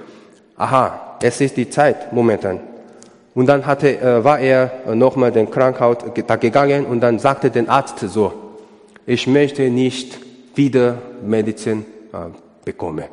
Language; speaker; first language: German; non-native, learner; Korean